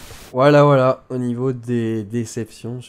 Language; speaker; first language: French; native; French